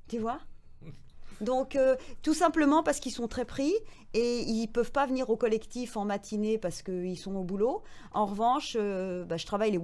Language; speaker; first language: French; native; French